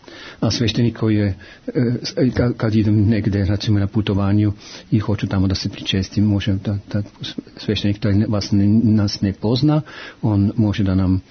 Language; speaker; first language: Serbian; non-native, fluent; German